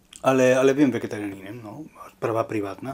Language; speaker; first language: Polish; non-native, learner; Spanish